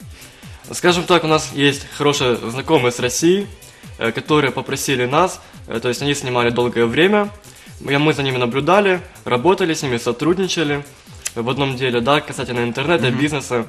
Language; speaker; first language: Russian; native; Russian